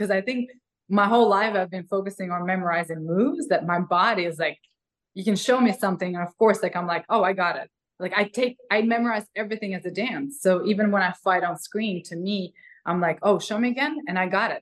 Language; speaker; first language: English; non-native, fluent; Ukrainian